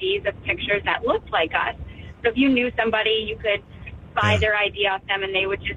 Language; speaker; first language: English; native; English